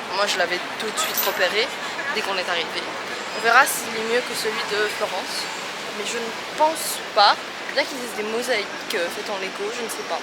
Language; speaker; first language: French; native; French